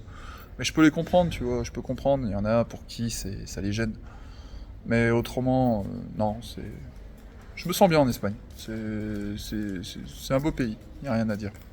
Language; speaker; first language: French; native; French